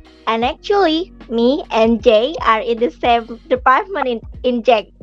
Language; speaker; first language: English; non-native, fluent; Indonesian